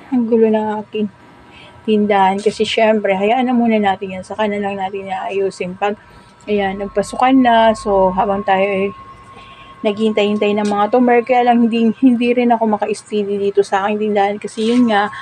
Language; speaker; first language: Filipino; non-native, local second language; Bikol